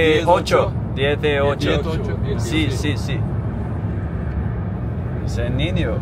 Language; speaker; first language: Spanish; non-native, learner; Turkish